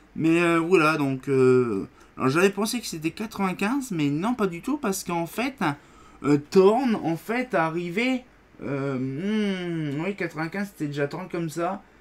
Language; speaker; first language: French; native; French